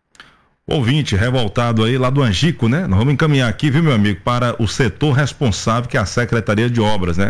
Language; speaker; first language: Portuguese; native; Portuguese